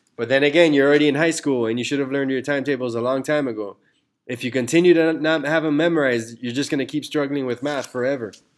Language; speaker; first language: English; early bilingual, other home language; Spanish